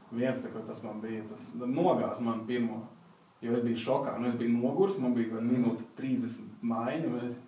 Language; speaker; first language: Latvian; native; Latvian